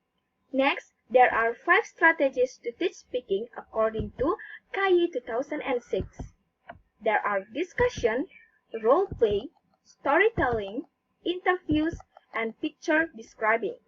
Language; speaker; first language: English; non-native, learner; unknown